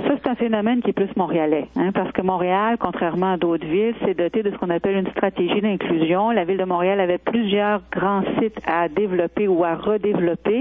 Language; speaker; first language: French; native; French